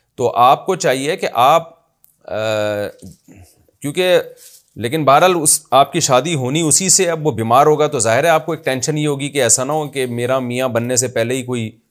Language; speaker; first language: Urdu; native; Urdu